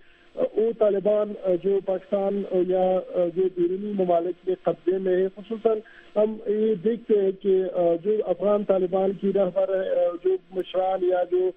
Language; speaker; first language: Hindi; non-native, fluent; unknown